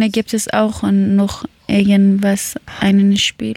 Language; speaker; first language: German; non-native, fluent; Persian